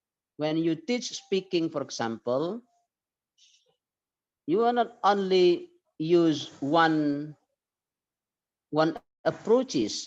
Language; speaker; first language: English; non-native, fluent; Indonesian